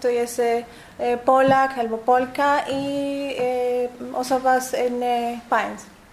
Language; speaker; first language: Polish; non-native, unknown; Spanish